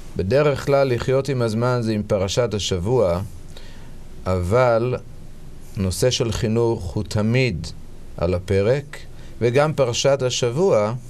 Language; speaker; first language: Hebrew; native; Hebrew